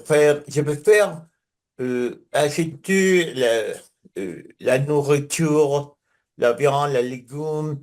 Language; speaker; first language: French; non-native, learner; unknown